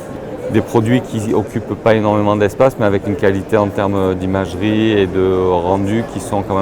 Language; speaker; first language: French; native; French